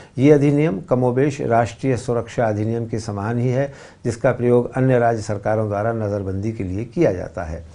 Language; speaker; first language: Hindi; native; Hindi